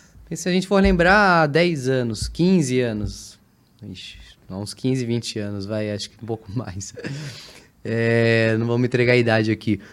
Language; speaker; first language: Portuguese; native; Portuguese